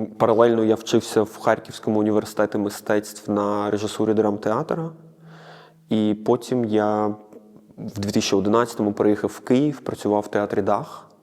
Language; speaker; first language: Ukrainian; native; Ukrainian